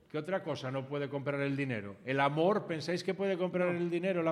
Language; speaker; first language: Spanish; native; Spanish